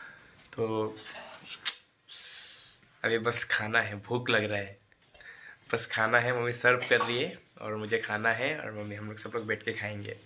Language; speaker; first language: Hindi; non-native, local second language; Bangla